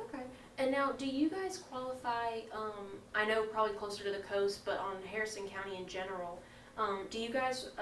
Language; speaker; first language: English; native; English